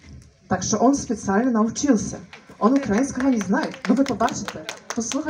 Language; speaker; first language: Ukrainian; non-native, learner; Russian